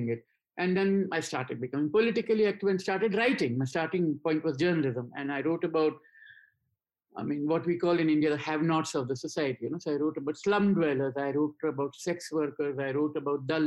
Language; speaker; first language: English; non-native, local second language; Gujarati